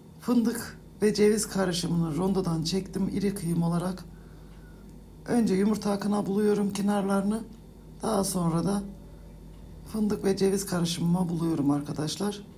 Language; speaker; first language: Turkish; native; Turkish